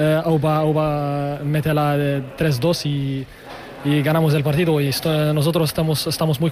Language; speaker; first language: Spanish; non-native, learner; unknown